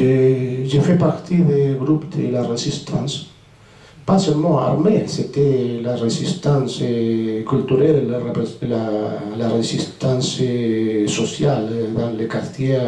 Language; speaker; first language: French; non-native, fluent; Spanish